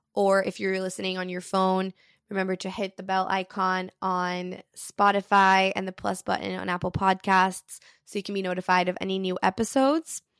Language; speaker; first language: English; early bilingual, other home language; Portuguese